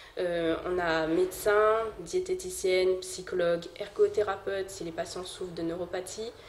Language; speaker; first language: French; non-native, local second language; Morisyen